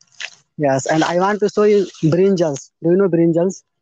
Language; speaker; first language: English; non-native, learner; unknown